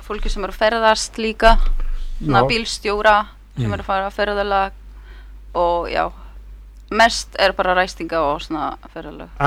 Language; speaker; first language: Icelandic; early bilingual, heritage; Polish